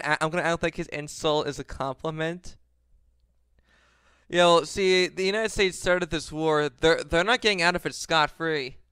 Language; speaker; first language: English; native; English